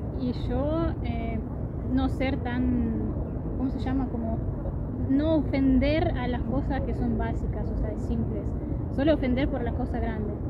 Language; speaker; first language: Spanish; non-native, fluent; Russian